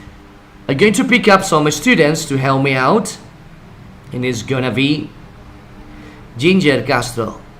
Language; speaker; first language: English; non-native, fluent; Spanish